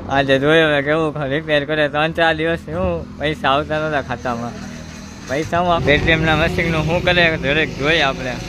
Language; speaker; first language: Gujarati; native; Gujarati